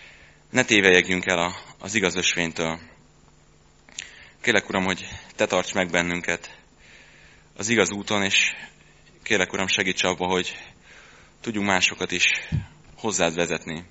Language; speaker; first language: Hungarian; native; Hungarian